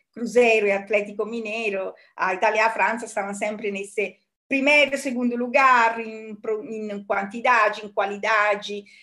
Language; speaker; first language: Portuguese; non-native, fluent; Italian